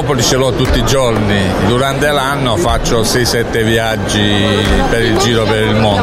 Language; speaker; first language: Italian; native; Italian